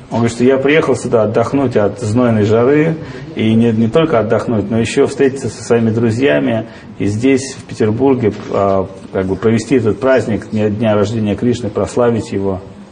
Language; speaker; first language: Russian; native; Russian